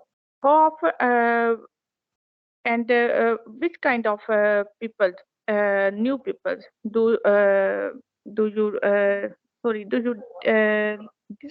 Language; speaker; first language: English; non-native, learner; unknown